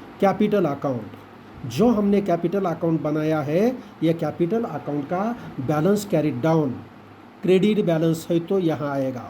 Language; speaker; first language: Hindi; non-native, local second language; Marathi